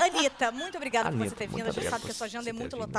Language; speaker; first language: Portuguese; native; Portuguese